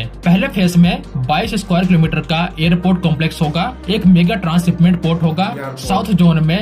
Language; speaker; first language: Hindi; native; Hindi